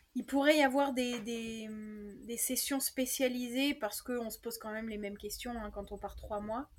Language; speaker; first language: French; native; French